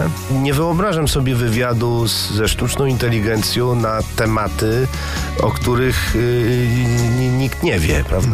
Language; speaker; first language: Polish; native; Polish